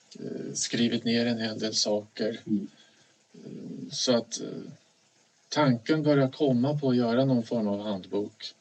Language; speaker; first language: Swedish; native; Swedish